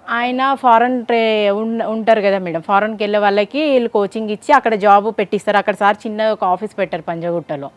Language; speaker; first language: Telugu; native; Telugu